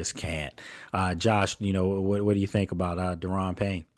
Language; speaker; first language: English; native; English